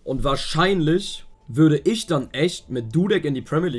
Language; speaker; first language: German; native; German